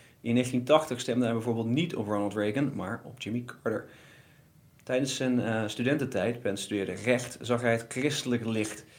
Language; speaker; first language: Dutch; native; Dutch